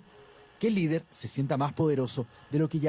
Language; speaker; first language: Spanish; native; Spanish